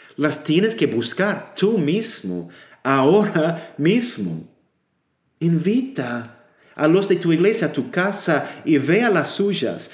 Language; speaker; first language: Spanish; non-native, fluent; English